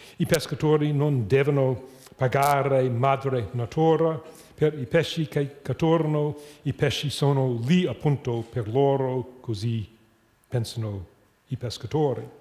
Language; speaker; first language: Italian; non-native, fluent; English